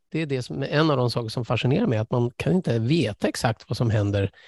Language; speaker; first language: Swedish; early bilingual, other home language; English